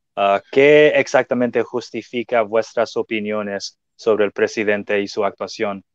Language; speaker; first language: Spanish; non-native, fluent; English